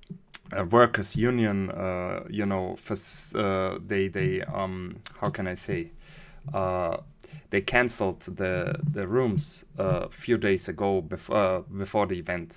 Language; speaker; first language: English; non-native, fluent; German